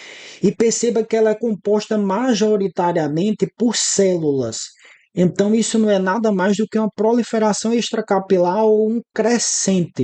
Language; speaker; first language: Portuguese; native; Portuguese